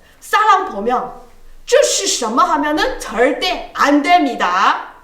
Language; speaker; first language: Korean; non-native, fluent; Chinese